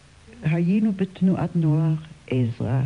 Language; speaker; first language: Hebrew; non-native, fluent; German